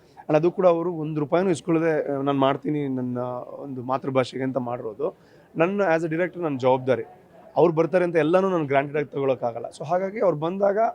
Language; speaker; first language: Kannada; non-native, local second language; Tulu